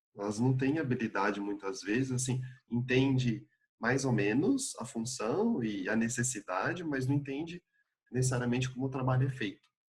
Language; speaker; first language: Portuguese; native; Portuguese